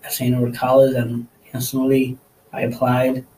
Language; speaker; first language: English; non-native, local second language; Nepali